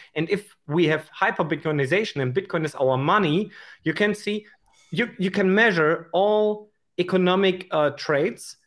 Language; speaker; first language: English; non-native, fluent; German